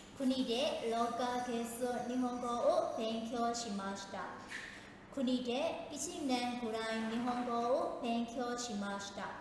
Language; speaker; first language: Japanese; non-native, fluent; Burmese